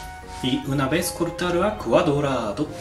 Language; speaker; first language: Spanish; non-native, fluent; Japanese